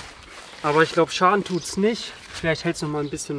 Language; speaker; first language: German; native; German